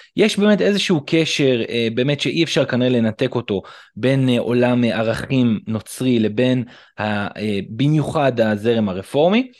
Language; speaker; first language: Hebrew; native; Hebrew